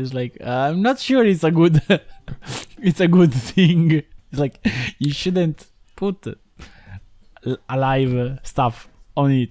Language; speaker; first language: English; non-native, fluent; Italian